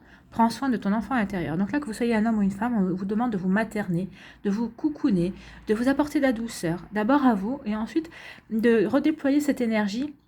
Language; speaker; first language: French; native; French